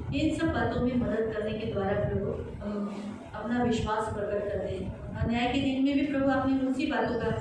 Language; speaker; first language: Hindi; non-native, local second language; Marathi